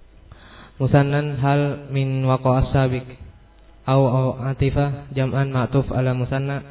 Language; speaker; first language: Arabic; non-native, learner; Indonesian